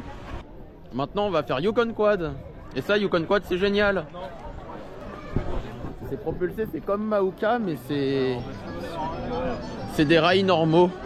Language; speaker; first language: French; native; French